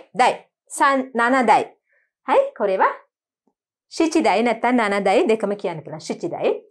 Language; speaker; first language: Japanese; non-native, learner; Sinhala